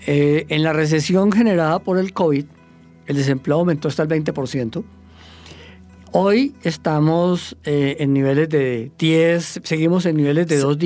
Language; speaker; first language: Spanish; native; Spanish